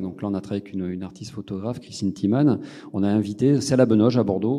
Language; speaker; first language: French; native; French